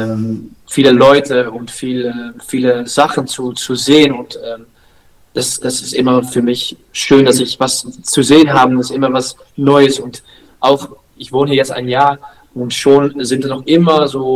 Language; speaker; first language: German; non-native, learner; Dutch